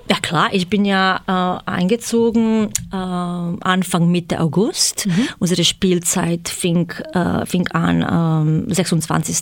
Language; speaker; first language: German; non-native, fluent; Croatian